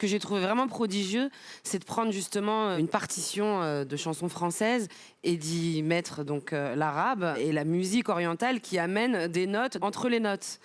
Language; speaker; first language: French; native; French